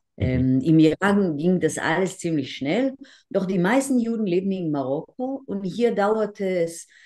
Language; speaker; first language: German; non-native, fluent; Hebrew